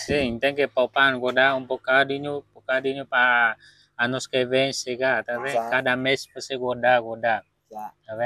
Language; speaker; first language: Portuguese; non-native, learner; Vietnamese